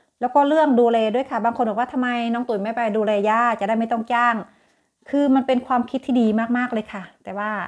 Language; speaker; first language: Thai; native; Thai